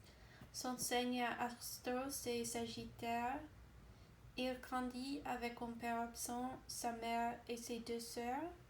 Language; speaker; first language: French; non-native, learner; English